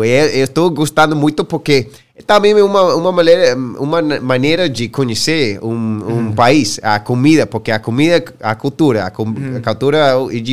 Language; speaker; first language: Portuguese; non-native, learner; English